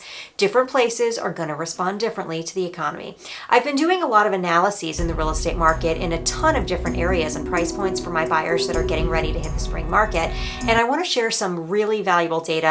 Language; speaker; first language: English; native; English